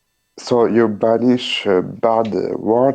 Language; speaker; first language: English; non-native, learner; French